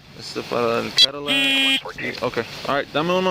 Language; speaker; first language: Spanish; early bilingual, heritage; English